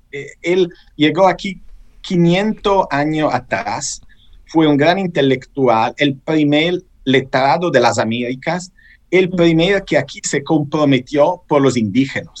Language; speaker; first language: Spanish; non-native, fluent; Italian